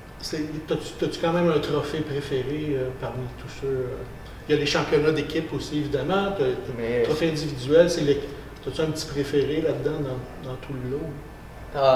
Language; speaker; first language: French; native; French